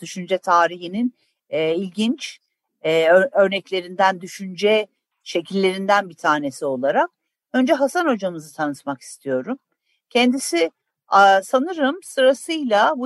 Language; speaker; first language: Turkish; native; Turkish